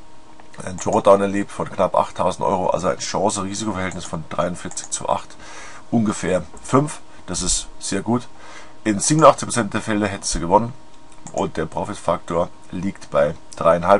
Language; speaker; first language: German; native; German